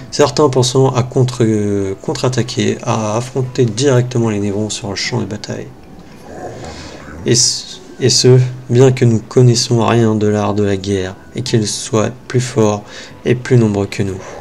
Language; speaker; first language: French; native; French